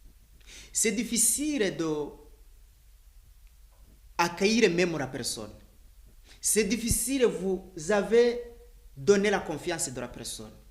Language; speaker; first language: French; non-native, learner; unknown